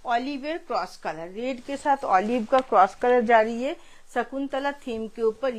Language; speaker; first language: Hindi; non-native, local second language; Bangla